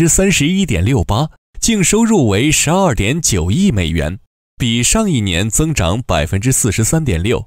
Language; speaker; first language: Chinese; native; Chinese